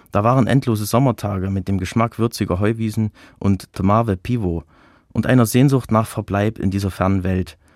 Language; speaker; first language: German; native; German